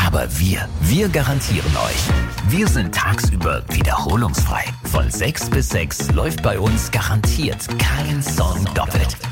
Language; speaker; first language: German; native; German